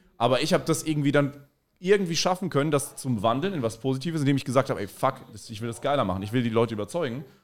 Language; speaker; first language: German; early bilingual, other home language; Spanish